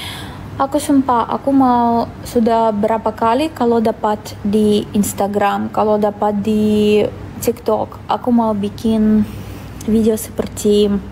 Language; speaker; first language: Indonesian; non-native, fluent; Russian